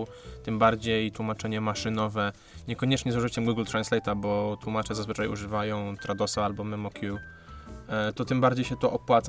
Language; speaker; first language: Polish; native; Polish